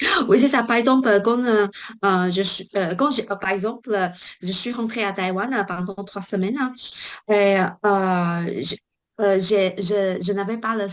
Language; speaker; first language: French; non-native, learner; Chinese